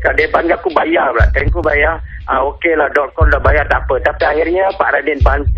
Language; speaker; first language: Malay; native; Malay